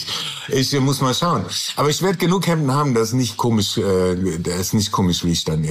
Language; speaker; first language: German; non-native, learner; English